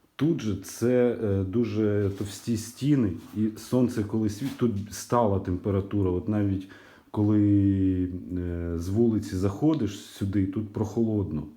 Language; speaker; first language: Ukrainian; native; Ukrainian